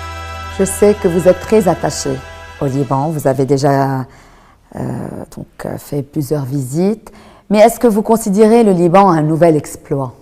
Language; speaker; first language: French; non-native, local second language; Arabic